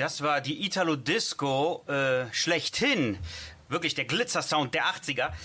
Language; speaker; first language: German; early bilingual, other home language; Italian